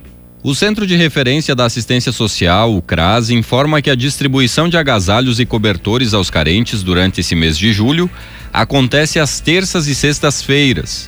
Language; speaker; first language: Portuguese; native; Portuguese